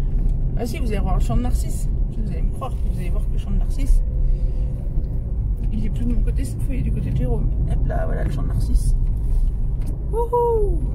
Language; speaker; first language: French; native; French